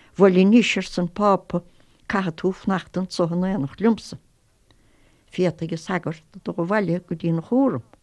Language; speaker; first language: Irish; native; Irish